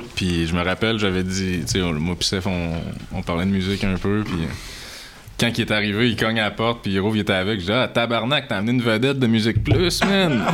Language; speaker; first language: French; native; French